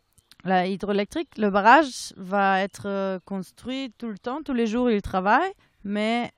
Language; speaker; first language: French; non-native, fluent; German